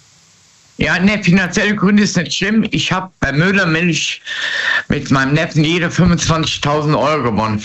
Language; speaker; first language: German; native; German